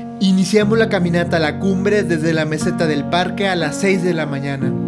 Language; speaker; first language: Spanish; native; Spanish